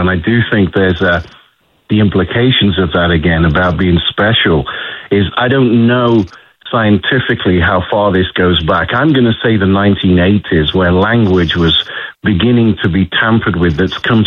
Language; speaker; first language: English; native; English